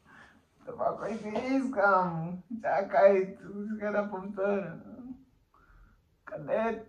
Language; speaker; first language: Bulgarian; non-native, learner; Portuguese